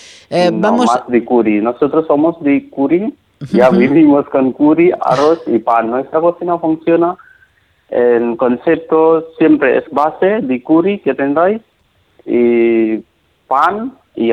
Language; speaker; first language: Spanish; non-native, learner; Nepali